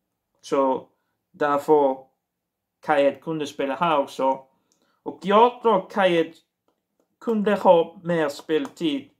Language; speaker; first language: Swedish; non-native, learner; Portuguese